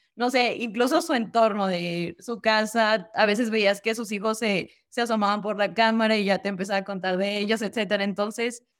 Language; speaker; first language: Spanish; native; Spanish